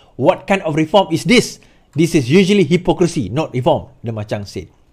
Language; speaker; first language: English; non-native, local second language; Malay